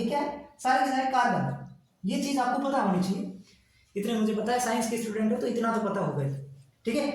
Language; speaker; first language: Hindi; native; Hindi